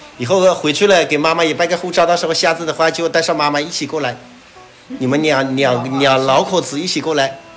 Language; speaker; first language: Chinese; native; Chinese